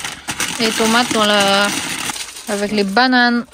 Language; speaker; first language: French; non-native, learner; Indonesian